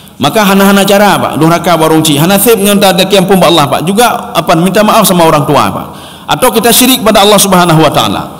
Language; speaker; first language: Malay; non-native, local second language; Achinese